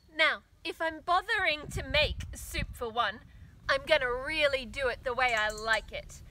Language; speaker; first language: English; native; English